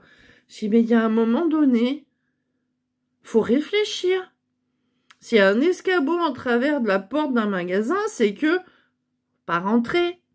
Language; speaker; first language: French; native; French